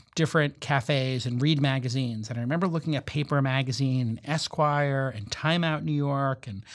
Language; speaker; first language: English; native; English